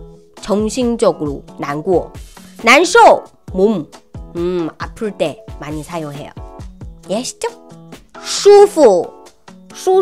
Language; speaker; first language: Korean; non-native, fluent; Chinese